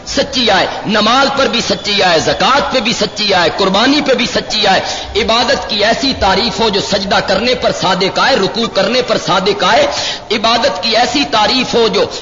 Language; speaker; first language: Urdu; non-native, local second language; Punjabi